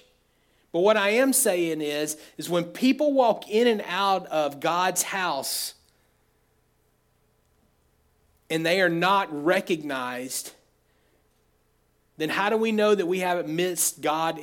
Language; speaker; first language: English; native; English